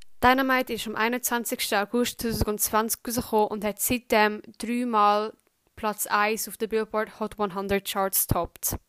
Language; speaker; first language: German; native; German